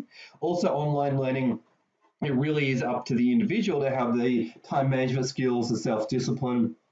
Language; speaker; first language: English; native; English